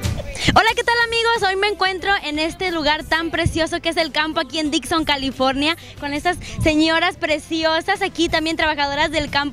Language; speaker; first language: Spanish; native; Spanish